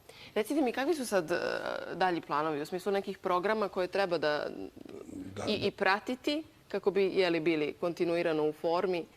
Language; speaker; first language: Bosnian; native; Bosnian